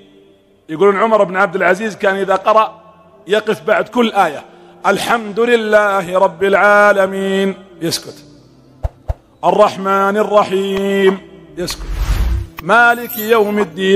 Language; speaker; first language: Arabic; native; Arabic